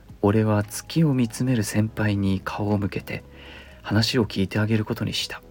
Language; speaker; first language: Japanese; native; Japanese